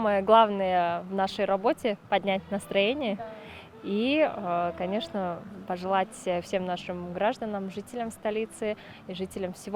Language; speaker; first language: Russian; native; Russian